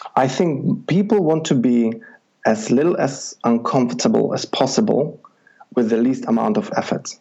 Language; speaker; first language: English; non-native, fluent; Czech